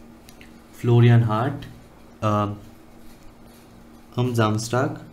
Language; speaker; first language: German; non-native, learner; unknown